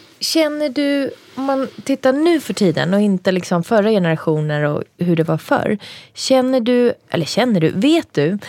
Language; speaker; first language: Swedish; early bilingual, other home language; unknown